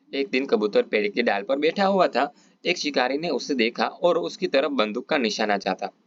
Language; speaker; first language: Hindi; non-native, local second language; Gujarati